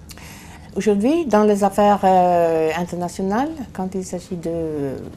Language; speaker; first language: French; non-native, fluent; Swedish